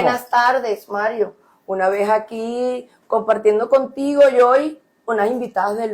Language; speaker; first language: Spanish; native; Spanish